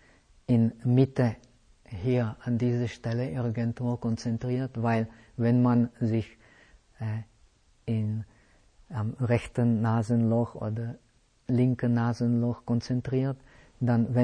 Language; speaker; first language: German; non-native, fluent; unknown